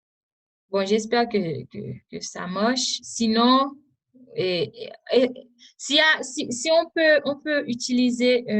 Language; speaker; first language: French; non-native, local second language; Haitian Creole